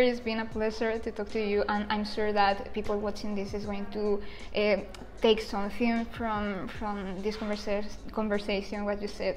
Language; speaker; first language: English; non-native, fluent; Spanish